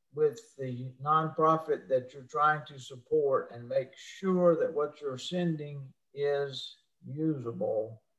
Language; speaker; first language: English; native; English